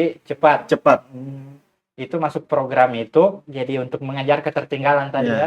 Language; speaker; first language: Indonesian; native; Indonesian